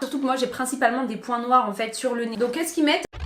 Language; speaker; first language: French; native; French